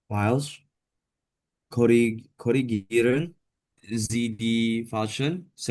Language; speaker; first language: German; non-native, learner; Indonesian